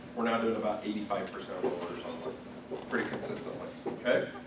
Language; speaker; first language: English; native; English